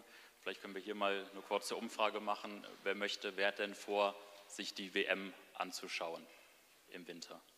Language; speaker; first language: German; native; German